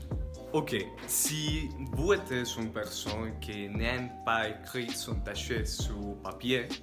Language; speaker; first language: French; non-native, learner; Spanish